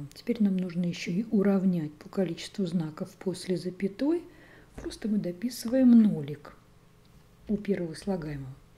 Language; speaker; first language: Russian; native; Russian